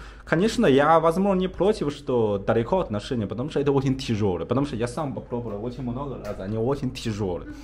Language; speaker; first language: Russian; non-native, learner; Chinese